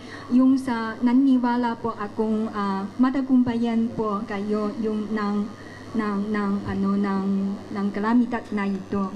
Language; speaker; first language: Filipino; non-native, learner; Chinese